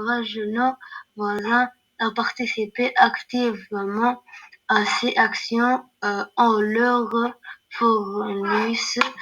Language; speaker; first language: French; non-native, learner; Arabic